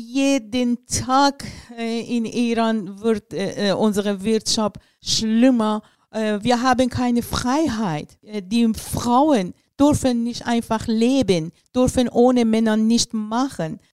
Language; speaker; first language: German; non-native, learner; Persian